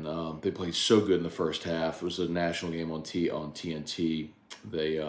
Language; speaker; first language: English; native; English